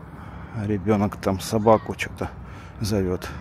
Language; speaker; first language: Russian; native; Russian